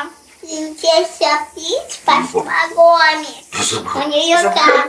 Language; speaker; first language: Russian; early bilingual, heritage; Russian